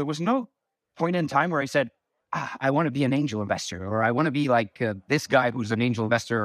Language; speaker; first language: English; non-native, fluent; Spanish